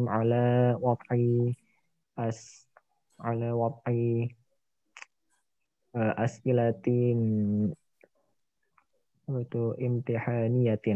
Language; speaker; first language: Arabic; non-native, learner; Indonesian